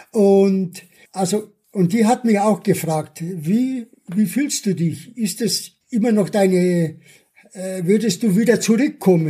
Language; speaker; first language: German; early bilingual, other home language; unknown